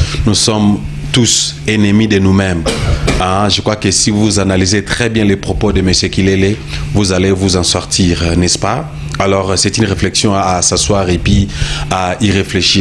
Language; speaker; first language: French; non-native, local second language; Lingala